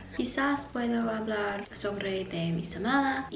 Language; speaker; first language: Spanish; non-native, learner; English